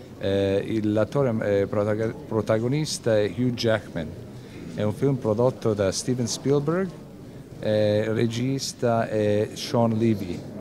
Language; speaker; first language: Italian; early bilingual, heritage; Italian